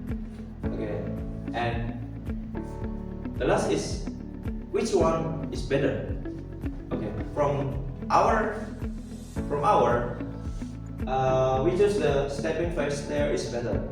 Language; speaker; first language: English; non-native, learner; Indonesian